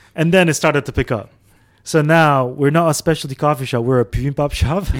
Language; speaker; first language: English; early bilingual, other home language; Arabic